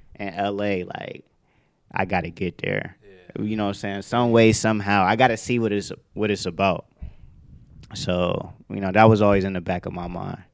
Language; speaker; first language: English; native; English